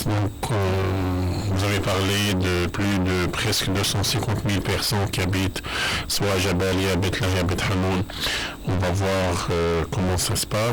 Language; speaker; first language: French; non-native, fluent; Arabic